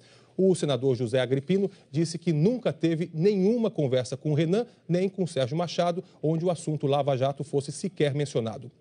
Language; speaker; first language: Portuguese; native; Portuguese